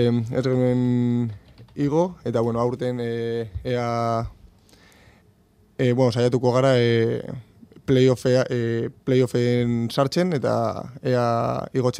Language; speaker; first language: Basque; non-native, local second language; Spanish